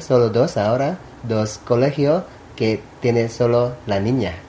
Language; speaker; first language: Spanish; non-native, learner; Thai